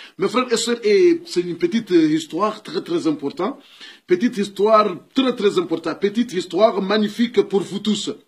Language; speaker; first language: French; non-native, learner; Comorian